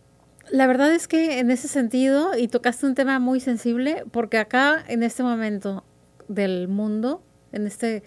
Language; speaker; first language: Spanish; native; Spanish